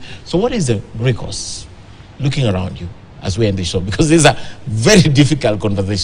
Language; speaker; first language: English; non-native, local second language; Swahili